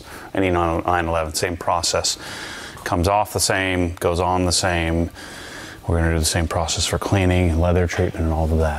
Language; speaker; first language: English; native; English